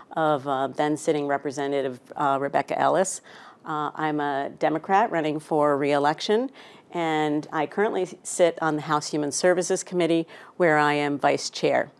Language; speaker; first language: English; native; English